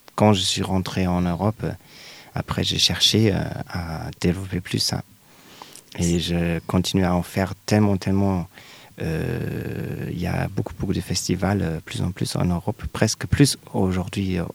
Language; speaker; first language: French; non-native, fluent; German